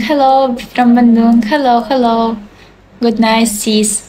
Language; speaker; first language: English; non-native, learner; Russian